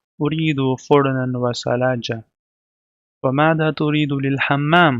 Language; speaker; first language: Arabic; non-native, learner; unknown